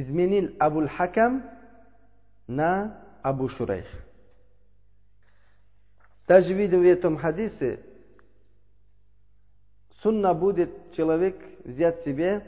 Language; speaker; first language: Russian; non-native, learner; Uzbek